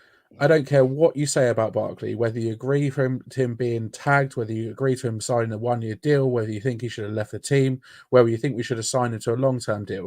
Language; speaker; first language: English; native; English